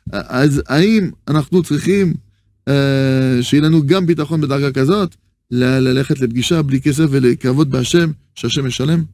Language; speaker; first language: Hebrew; non-native, fluent; French